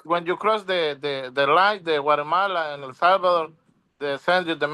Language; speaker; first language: English; non-native, learner; Spanish